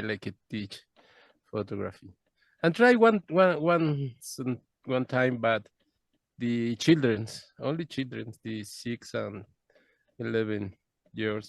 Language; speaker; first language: English; non-native, learner; Spanish